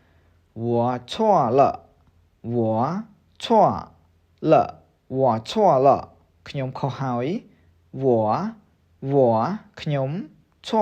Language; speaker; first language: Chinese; non-native, fluent; Khmer